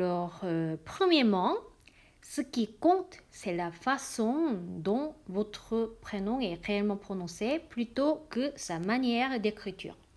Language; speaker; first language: French; non-native, fluent; Korean